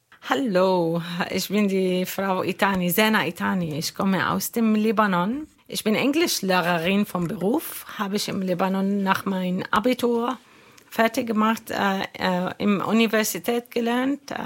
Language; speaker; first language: German; non-native, learner; Arabic